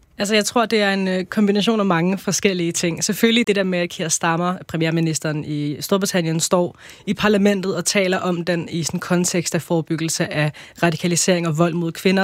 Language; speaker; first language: Danish; native; Danish